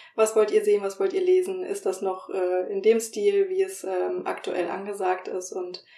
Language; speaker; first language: German; native; German